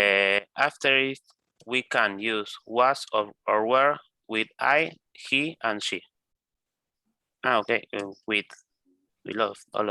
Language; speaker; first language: English; non-native, learner; Spanish